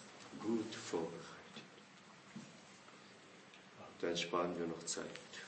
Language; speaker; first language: German; non-native, fluent; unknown